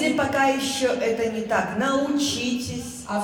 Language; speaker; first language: Russian; native; Russian